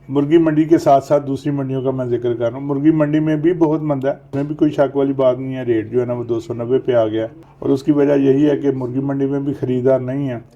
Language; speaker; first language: Urdu; non-native, local second language; Punjabi